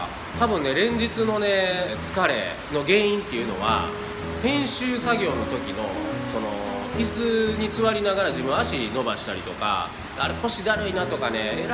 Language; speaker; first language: Japanese; native; Japanese